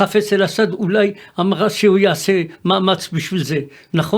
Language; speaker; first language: Hebrew; non-native, fluent; French